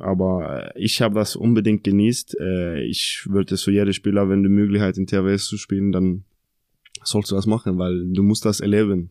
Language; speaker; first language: German; non-native, fluent; Norwegian